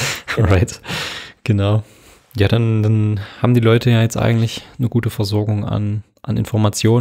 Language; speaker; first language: German; native; German